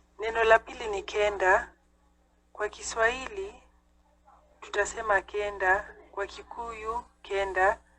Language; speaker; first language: Swahili; non-native, local second language; Kikuyu